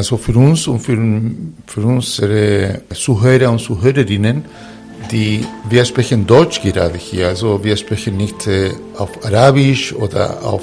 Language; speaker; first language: German; non-native, fluent; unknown